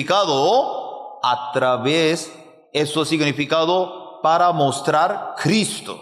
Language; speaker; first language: Spanish; non-native, fluent; Korean